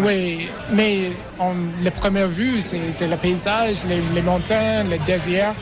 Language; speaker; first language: French; non-native, learner; English